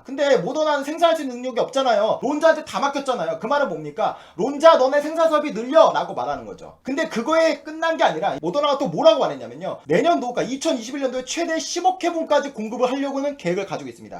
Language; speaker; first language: Korean; native; Korean